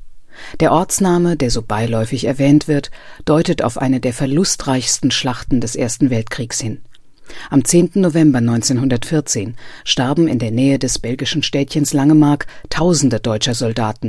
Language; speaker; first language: German; native; German